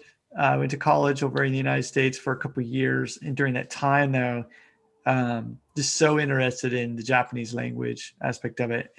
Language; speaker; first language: English; native; English